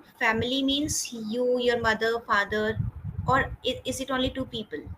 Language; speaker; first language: English; non-native, fluent; Hindi